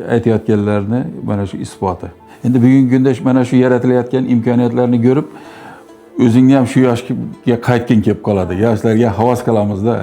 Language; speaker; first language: Uzbek; native; Uzbek